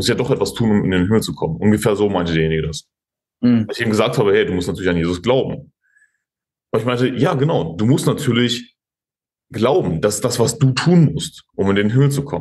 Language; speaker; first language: German; native; German